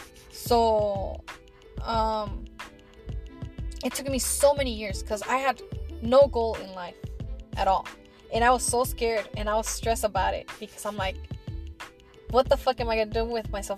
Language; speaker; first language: English; early bilingual, other home language; Spanish